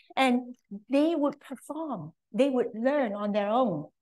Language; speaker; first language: English; non-native, local second language; Cantonese